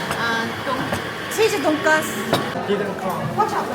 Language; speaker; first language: Korean; native; Korean